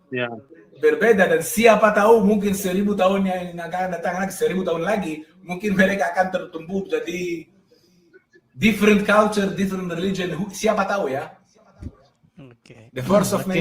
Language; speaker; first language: Indonesian; non-native, fluent; Hebrew